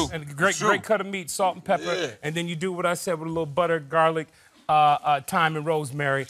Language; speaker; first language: English; native; English